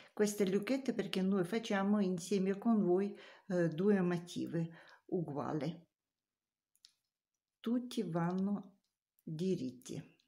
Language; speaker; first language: Italian; non-native, learner; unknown